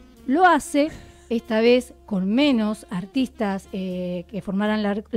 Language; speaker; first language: Spanish; native; Spanish